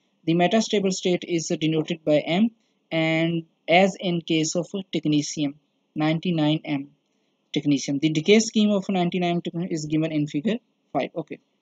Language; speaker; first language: English; non-native, local second language; Urdu